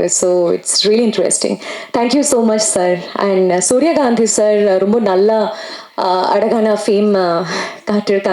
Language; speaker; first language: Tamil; non-native, fluent; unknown